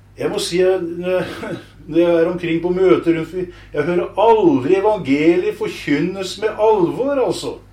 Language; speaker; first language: Norwegian; native; Norwegian